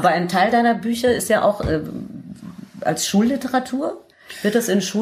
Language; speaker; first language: German; native; German